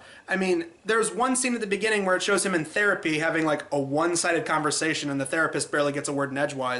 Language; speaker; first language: English; native; English